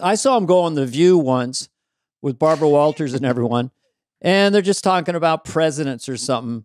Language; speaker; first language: English; native; English